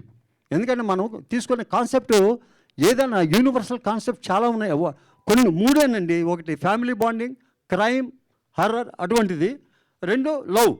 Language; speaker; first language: Telugu; native; Telugu